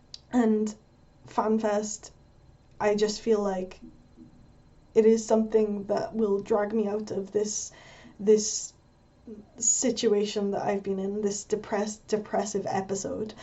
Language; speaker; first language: English; native; English